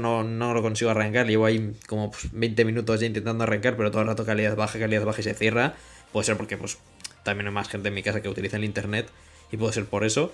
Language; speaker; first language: Spanish; native; Spanish